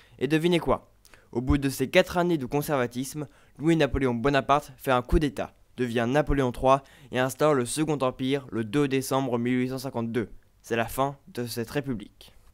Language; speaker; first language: French; native; French